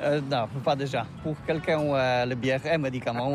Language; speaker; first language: French; non-native, learner; Polish